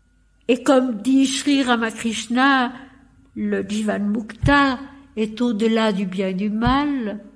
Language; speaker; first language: French; native; French